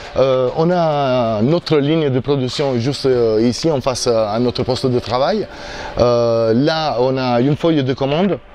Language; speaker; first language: French; non-native, fluent; Italian